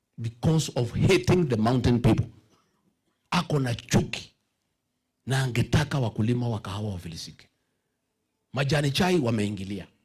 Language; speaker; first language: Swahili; non-native, local second language; Kikuyu